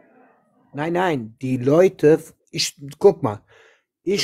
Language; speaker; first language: German; non-native, learner; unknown